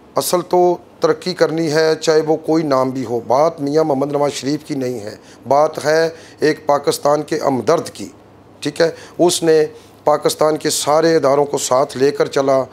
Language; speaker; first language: Urdu; non-native, local second language; Punjabi